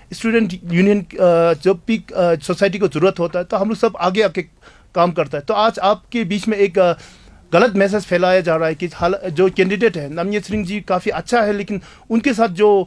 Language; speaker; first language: Hindi; non-native, local second language; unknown